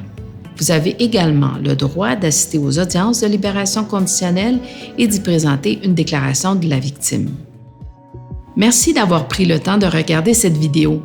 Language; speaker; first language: French; native; French